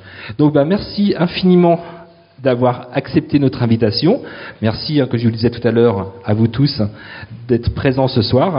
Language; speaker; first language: French; native; French